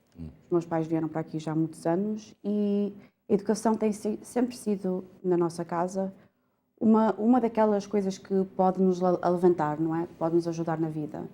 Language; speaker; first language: Portuguese; early bilingual, other home language; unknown